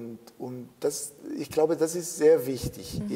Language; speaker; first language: German; non-native, fluent; Italian